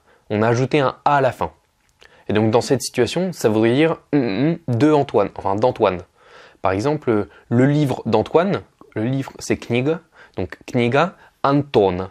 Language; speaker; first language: French; native; French